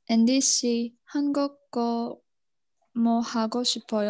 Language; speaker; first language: Korean; non-native, learner; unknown